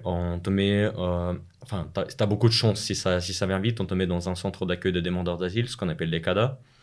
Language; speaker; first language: French; non-native, fluent; Russian